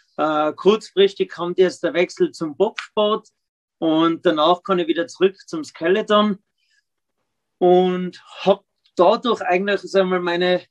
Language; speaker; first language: German; native; German